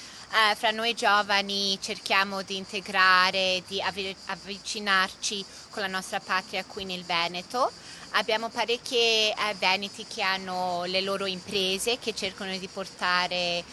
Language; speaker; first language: Italian; early bilingual, heritage; Italian